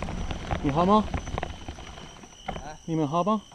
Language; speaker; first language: Chinese; non-native, learner; English